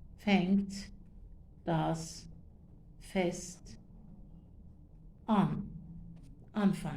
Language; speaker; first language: German; non-native, fluent; Turkish